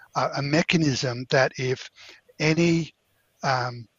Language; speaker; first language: English; native; English